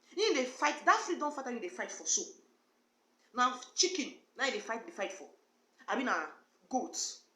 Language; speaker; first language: Nigerian Pidgin; non-native, local second language; Igbo